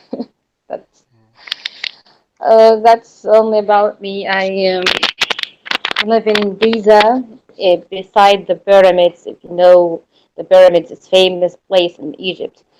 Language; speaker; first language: English; non-native, learner; Arabic